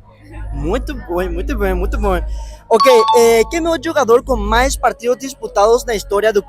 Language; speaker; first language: Portuguese; non-native, learner; Spanish